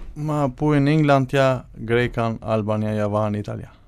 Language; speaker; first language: Finnish; non-native, fluent; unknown